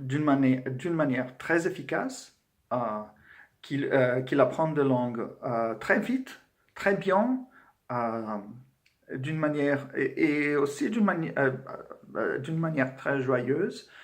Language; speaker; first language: French; non-native, fluent; Portuguese